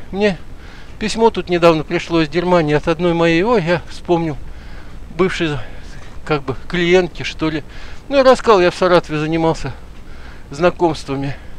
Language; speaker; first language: Russian; native; Russian